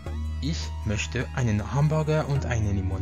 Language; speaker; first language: German; non-native, fluent; French